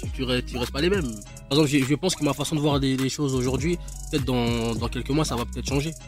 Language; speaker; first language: French; non-native, local second language; Lingala